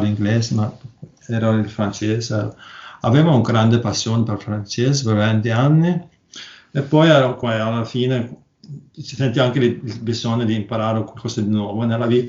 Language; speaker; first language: Italian; non-native, learner; Norwegian